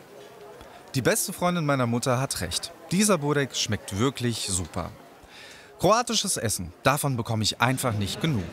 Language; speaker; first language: German; early bilingual, other home language; Croatian